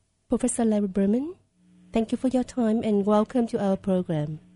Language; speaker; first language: English; non-native, fluent; Vietnamese